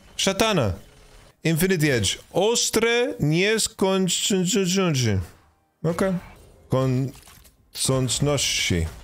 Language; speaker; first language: Polish; non-native, learner; Swedish